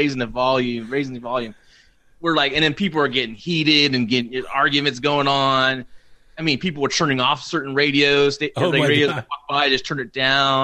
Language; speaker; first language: English; native; English